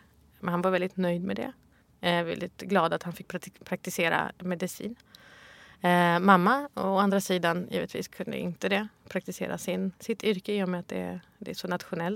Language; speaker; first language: Swedish; early bilingual, other home language; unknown